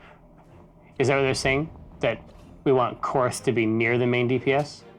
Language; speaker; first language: English; native; English